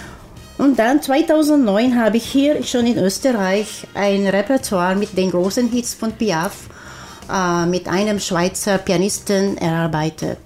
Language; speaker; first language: German; non-native, fluent; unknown